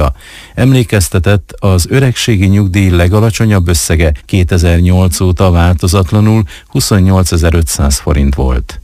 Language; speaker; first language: Hungarian; native; Hungarian